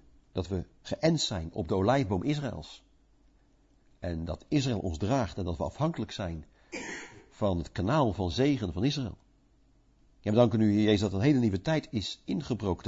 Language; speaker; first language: Dutch; native; Dutch